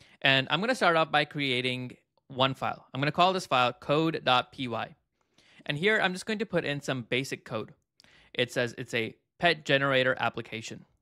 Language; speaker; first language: English; native; English